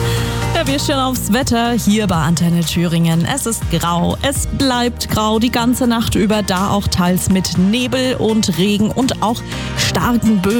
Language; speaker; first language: German; native; German